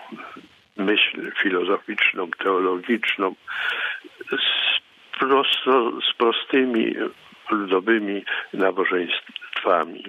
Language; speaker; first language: Polish; native; Polish